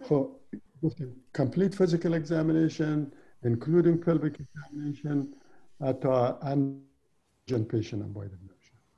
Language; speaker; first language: English; non-native, fluent; Persian